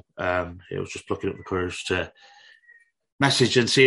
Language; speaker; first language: English; native; English